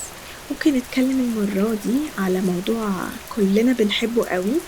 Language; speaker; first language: Arabic; native; Arabic